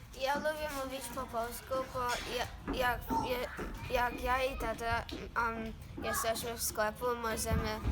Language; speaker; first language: Polish; early bilingual, heritage; Polish